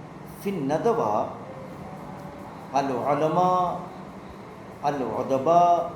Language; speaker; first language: Arabic; non-native, fluent; Urdu